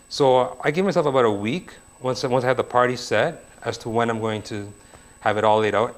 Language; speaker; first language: English; native; English